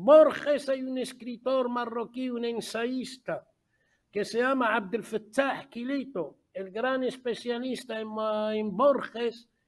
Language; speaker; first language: Spanish; non-native, fluent; Arabic